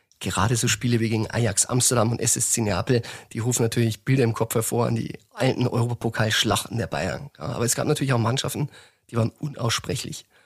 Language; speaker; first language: German; native; German